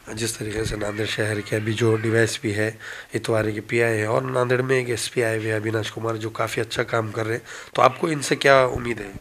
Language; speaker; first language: Hindi; non-native, local second language; Urdu